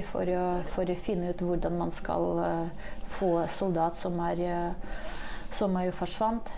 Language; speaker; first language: Swedish; non-native, fluent; Ukrainian